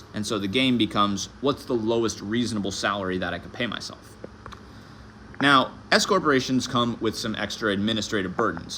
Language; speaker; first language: English; native; English